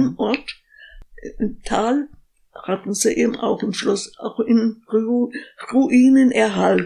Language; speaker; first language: German; native; German